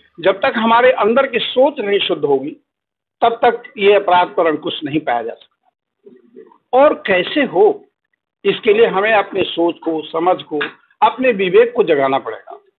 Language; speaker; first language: Hindi; native; Hindi